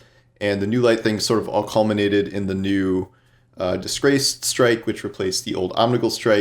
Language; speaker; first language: English; native; English